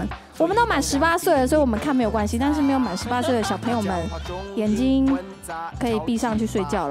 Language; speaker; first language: Chinese; native; Chinese